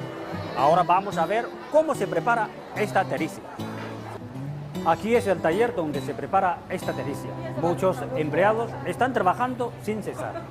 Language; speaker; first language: Spanish; non-native, fluent; Chinese